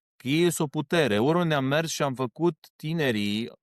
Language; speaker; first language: Romanian; early bilingual, heritage; Romanian